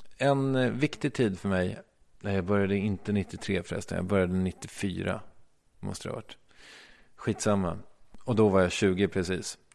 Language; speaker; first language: Swedish; native; Swedish